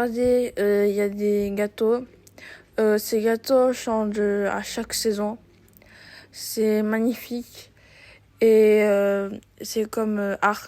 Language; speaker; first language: French; non-native, learner; Japanese